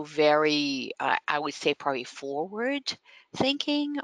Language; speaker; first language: English; non-native, fluent; Dutch